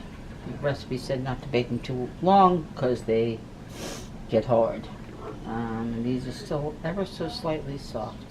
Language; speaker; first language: English; native; English